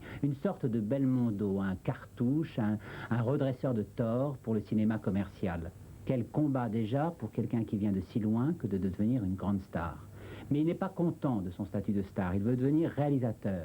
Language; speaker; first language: French; native; French